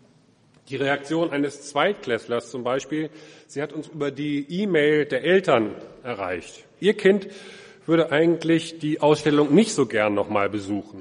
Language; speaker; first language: German; native; German